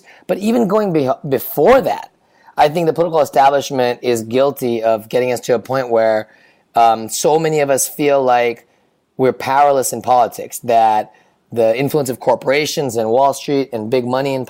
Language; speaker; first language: English; native; English